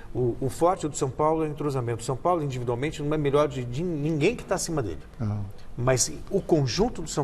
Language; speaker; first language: Portuguese; native; Portuguese